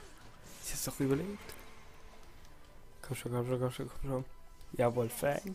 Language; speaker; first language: German; native; German